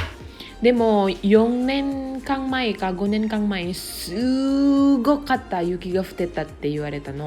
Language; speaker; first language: Japanese; non-native, learner; Indonesian